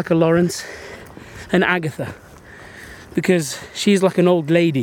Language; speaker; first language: English; early bilingual, other home language; Arabic